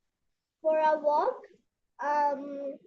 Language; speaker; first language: English; non-native, learner; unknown